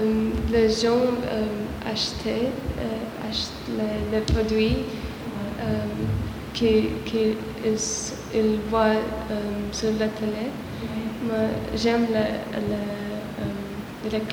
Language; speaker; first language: French; non-native, learner; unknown